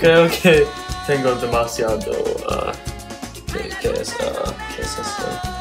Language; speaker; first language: Spanish; non-native, learner; English